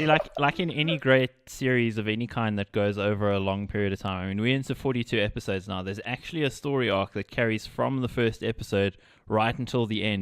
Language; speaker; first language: English; native; English